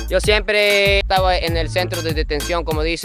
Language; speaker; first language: Spanish; non-native, fluent; Japanese